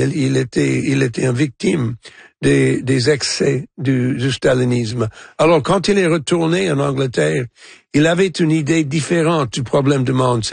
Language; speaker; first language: French; non-native, local second language; English